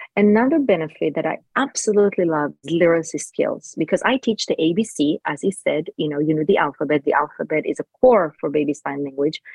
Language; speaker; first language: English; non-native, fluent; Hebrew